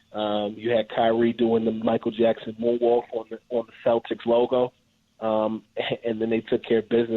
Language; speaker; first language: English; native; English